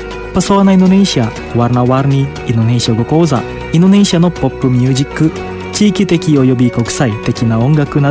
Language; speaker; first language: Japanese; non-native, fluent; Indonesian